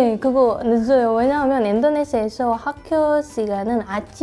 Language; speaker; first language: Korean; non-native, learner; Indonesian